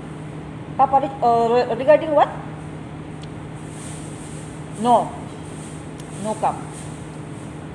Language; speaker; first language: English; non-native, local second language; Filipino